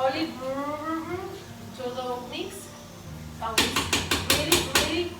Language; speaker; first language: English; non-native, learner; Spanish